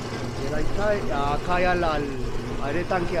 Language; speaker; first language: Spanish; native; Spanish